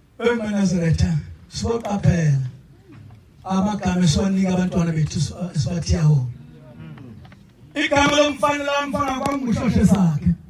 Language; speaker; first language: Zulu; non-native, local second language; Xhosa